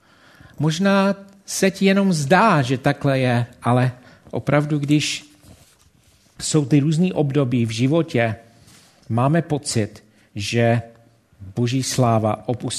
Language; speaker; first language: Czech; non-native, fluent; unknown